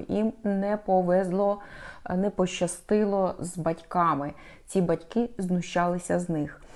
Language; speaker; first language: Ukrainian; non-native, local second language; Russian